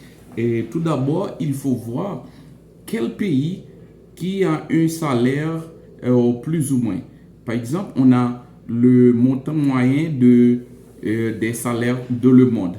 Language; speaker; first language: French; non-native, local second language; Haitian Creole